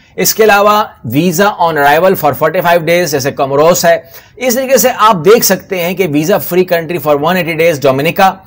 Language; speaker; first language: Urdu; non-native, local second language; Punjabi